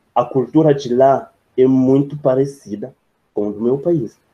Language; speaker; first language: Portuguese; non-native, fluent; French